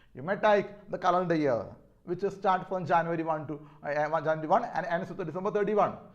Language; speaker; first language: English; non-native, local second language; Malayalam